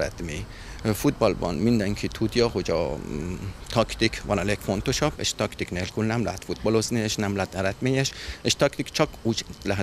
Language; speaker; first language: Hungarian; non-native, learner; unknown